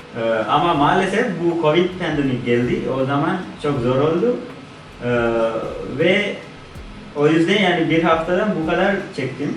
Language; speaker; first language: Turkish; non-native, learner; Sinhala